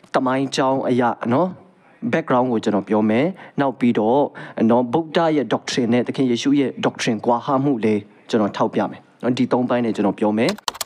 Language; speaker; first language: Burmese; native; Burmese